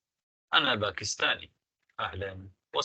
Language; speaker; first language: Arabic; non-native, fluent; Tamil